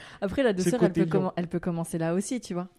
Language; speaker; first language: French; native; French